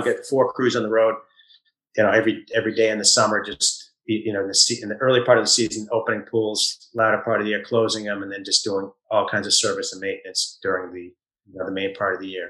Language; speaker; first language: English; native; English